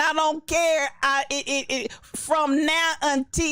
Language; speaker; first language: English; native; English